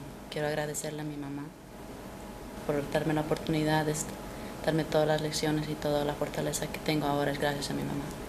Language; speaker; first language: Spanish; early bilingual, heritage; Spanish